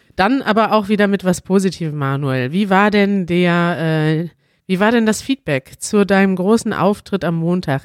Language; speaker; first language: German; native; German